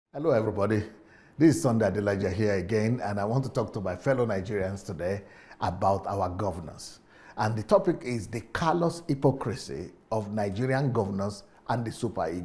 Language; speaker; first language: English; non-native, local second language; Yoruba